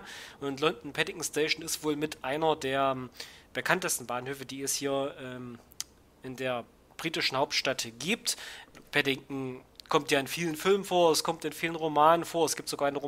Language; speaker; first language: German; native; German